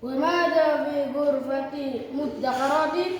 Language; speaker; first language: Arabic; non-native, learner; Indonesian